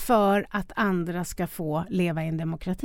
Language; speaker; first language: Swedish; native; Swedish